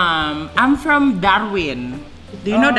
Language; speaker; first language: English; non-native, learner; Indonesian